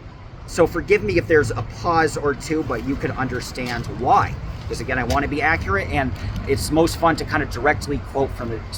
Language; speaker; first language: English; native; English